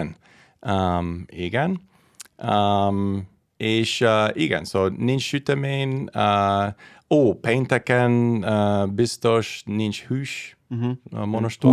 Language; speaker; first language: Hungarian; non-native, learner; English